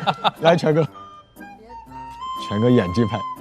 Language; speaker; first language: Chinese; native; Chinese